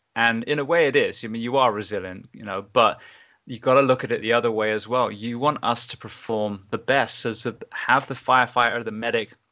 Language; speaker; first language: English; native; English